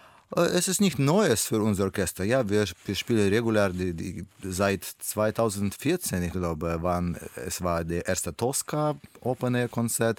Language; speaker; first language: German; non-native, learner; Russian